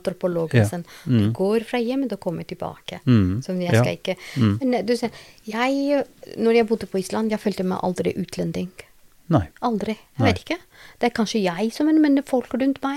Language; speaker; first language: Norwegian; non-native, learner; Albanian